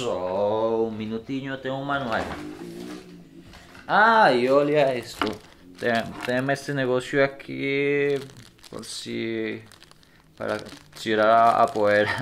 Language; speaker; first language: Spanish; non-native, learner; Portuguese